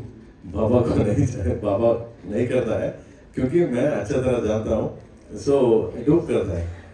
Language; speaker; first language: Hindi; non-native, local second language; Kannada